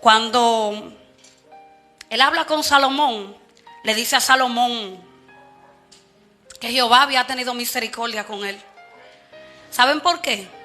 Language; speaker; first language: Spanish; native; Spanish